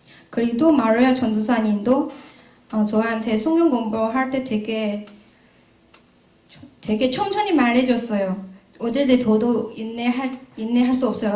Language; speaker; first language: Korean; non-native, learner; Chinese